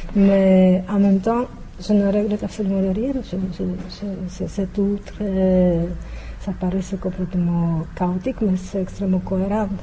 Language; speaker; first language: French; non-native, fluent; Czech